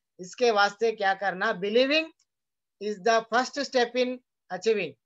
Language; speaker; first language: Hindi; non-native, local second language; Telugu